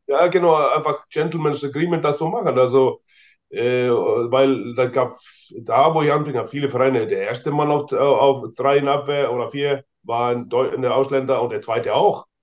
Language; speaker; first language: German; non-native, fluent; Icelandic